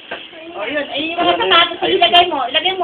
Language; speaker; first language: Filipino; native; Filipino